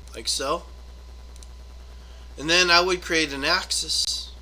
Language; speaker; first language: English; native; English